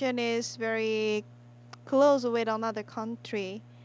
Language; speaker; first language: English; non-native, learner; Korean